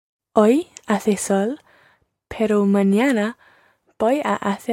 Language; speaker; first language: Spanish; non-native, learner; English